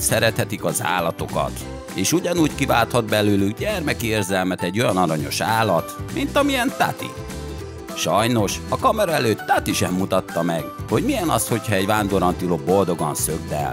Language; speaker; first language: Hungarian; native; Hungarian